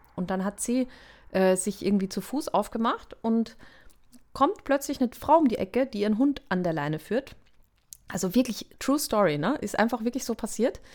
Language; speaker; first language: German; native; German